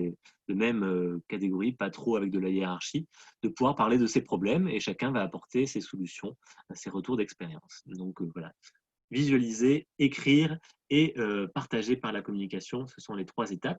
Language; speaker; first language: French; native; French